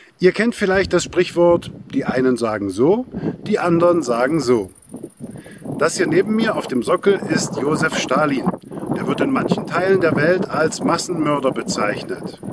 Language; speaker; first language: German; native; German